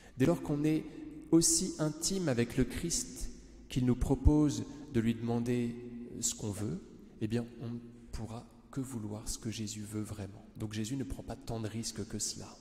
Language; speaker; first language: French; native; French